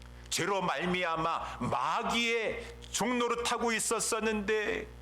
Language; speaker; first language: Korean; native; Korean